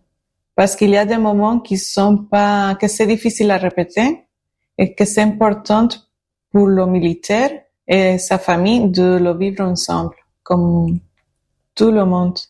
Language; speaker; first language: French; non-native, learner; Spanish